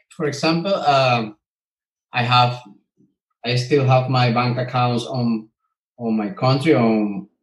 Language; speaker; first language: English; non-native, learner; Spanish